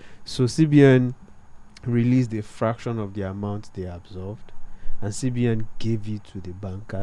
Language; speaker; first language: English; non-native, local second language; Yoruba